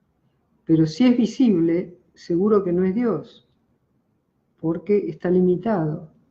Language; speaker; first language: Spanish; native; Spanish